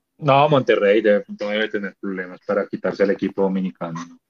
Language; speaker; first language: Spanish; native; Spanish